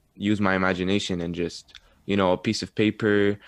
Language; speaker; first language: English; early bilingual, other home language; Arabic